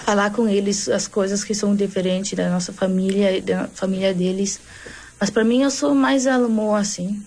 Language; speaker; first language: Portuguese; early bilingual, heritage; German